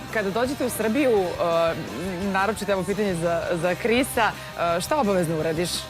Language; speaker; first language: Serbian; native; Serbian